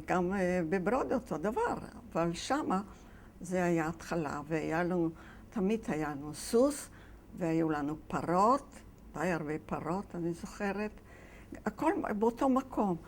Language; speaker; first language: Hebrew; non-native, fluent; Yiddish